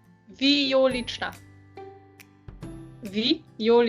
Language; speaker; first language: Russian; non-native, learner; Slovenian